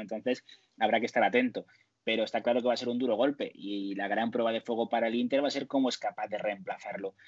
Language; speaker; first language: Spanish; native; Spanish